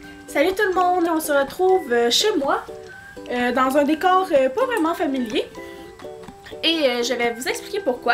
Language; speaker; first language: French; native; French